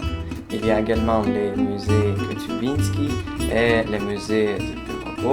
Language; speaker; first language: French; non-native, learner; Ukrainian